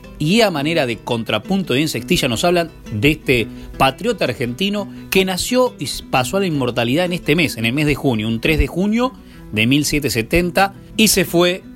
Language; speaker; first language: Spanish; native; Spanish